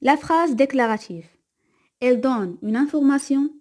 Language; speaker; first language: French; non-native, local second language; Arabic